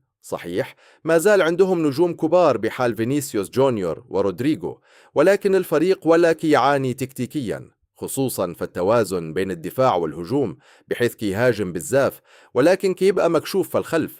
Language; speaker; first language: Arabic; native; Arabic